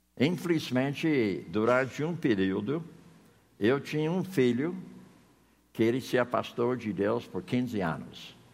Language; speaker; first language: Portuguese; non-native, fluent; English